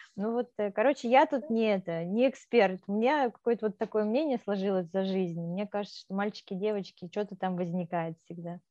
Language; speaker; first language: Russian; native; Russian